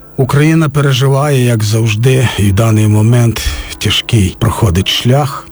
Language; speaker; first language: Ukrainian; native; Ukrainian